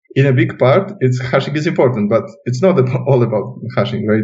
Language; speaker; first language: English; non-native, fluent; Polish